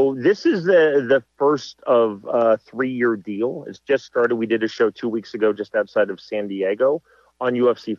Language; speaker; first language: English; native; English